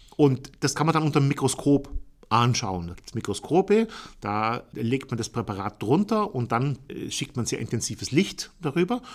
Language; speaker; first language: German; native; German